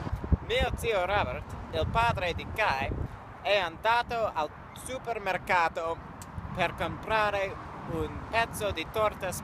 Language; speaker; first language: Italian; non-native, learner; English